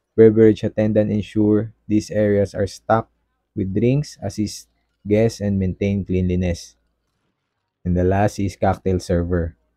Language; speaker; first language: English; non-native, local second language; Filipino